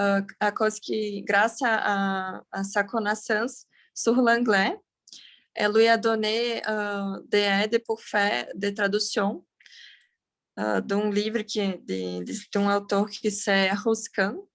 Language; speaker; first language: French; non-native, learner; Portuguese